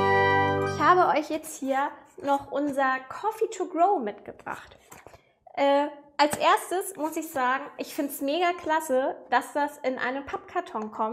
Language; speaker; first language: German; native; German